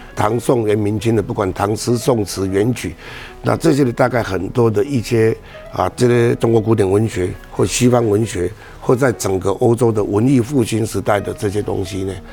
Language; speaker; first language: Chinese; native; Chinese